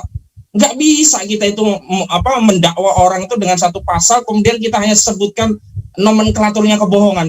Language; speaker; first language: Indonesian; native; Indonesian